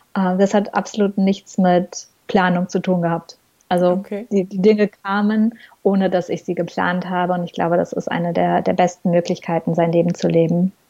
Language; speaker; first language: German; native; German